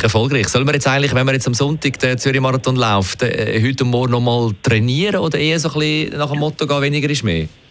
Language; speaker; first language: German; native; German